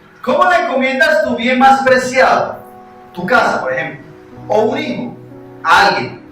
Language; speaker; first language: Spanish; native; Spanish